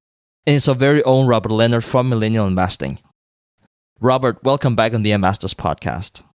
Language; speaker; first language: English; non-native, fluent; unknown